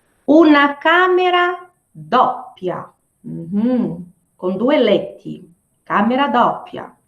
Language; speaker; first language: Italian; non-native, fluent; Portuguese